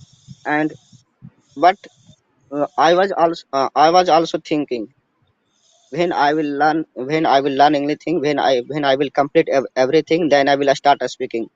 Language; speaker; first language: English; non-native, learner; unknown